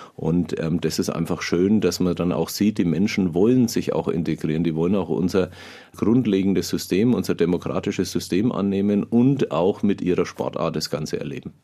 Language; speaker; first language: German; native; German